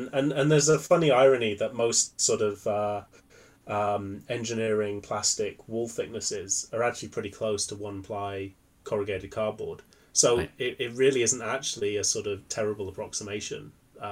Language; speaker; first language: English; native; English